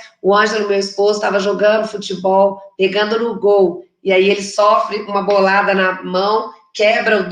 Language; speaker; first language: Portuguese; native; Portuguese